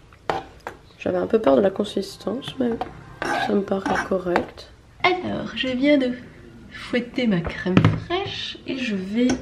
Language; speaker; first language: French; native; French